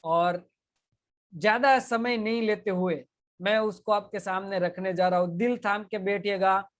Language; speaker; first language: Hindi; non-native, local second language; Gujarati